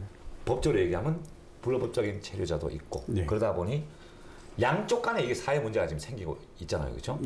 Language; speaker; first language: Korean; native; Korean